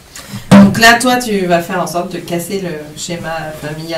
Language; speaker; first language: French; native; French